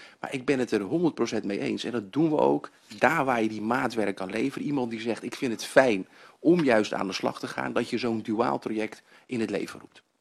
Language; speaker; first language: Dutch; native; Dutch